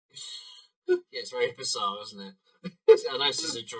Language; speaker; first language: English; native; English